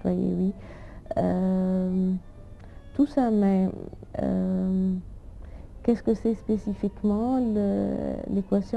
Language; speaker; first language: French; non-native, fluent; Arabic